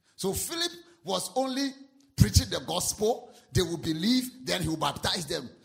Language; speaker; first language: English; non-native, local second language; Akan